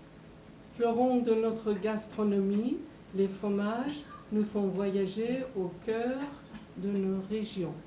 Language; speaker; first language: French; non-native, fluent; Persian